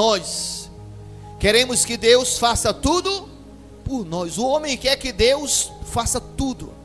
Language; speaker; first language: Portuguese; native; Portuguese